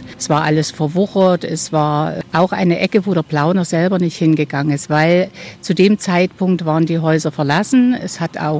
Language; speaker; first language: German; native; German